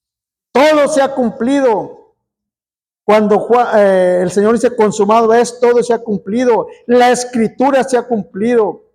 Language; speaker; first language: Spanish; native; Spanish